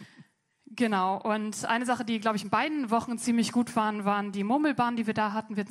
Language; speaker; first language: German; native; German